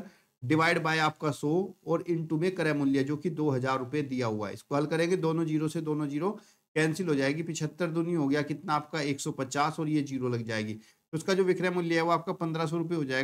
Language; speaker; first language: Hindi; native; Hindi